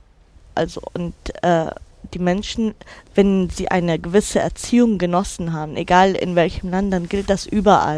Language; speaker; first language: German; non-native, fluent; Arabic